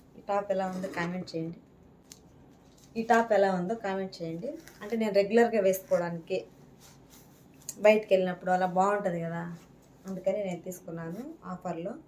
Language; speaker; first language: Telugu; native; Telugu